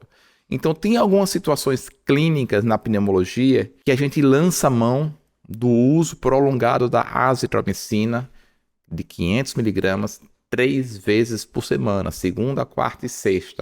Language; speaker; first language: Portuguese; native; Portuguese